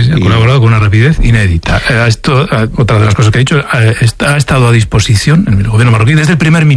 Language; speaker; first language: Spanish; native; Spanish